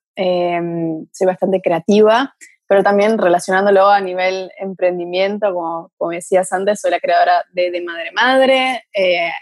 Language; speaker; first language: Spanish; early bilingual, other home language; Portuguese